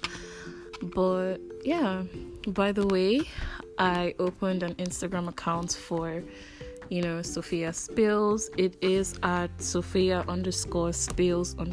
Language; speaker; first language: English; non-native, local second language; Igbo